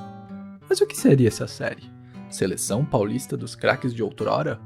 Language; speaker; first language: Portuguese; native; Portuguese